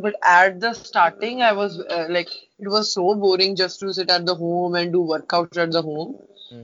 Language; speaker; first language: English; non-native, local second language; Punjabi